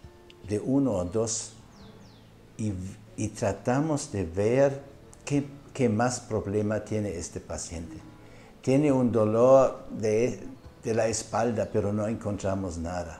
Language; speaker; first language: Spanish; non-native, fluent; German